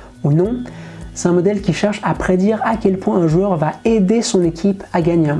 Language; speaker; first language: French; native; French